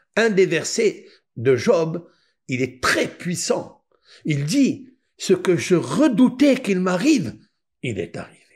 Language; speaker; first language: French; native; French